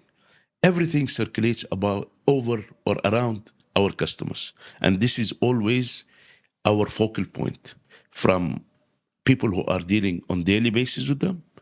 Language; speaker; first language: English; non-native, local second language; Arabic